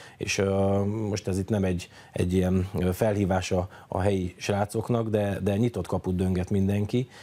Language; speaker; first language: Hungarian; native; Hungarian